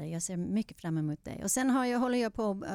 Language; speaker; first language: Swedish; non-native, fluent; English